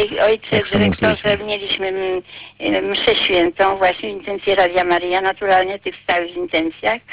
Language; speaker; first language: Polish; native; Polish